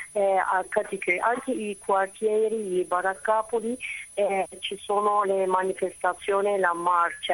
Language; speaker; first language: Italian; non-native, fluent; Turkish